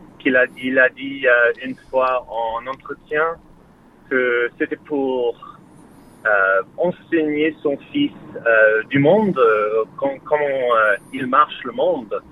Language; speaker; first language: French; non-native, fluent; English